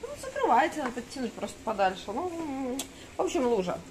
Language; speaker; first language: Russian; native; Russian